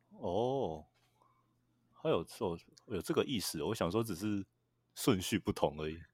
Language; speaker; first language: Chinese; native; Chinese